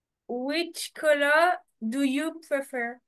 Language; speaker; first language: English; non-native, learner; French